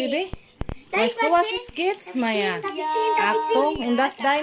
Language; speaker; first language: German; non-native, learner; Cebuano